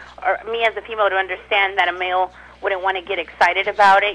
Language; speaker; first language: English; non-native, fluent; Spanish